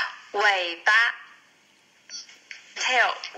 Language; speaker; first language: English; non-native, fluent; Chinese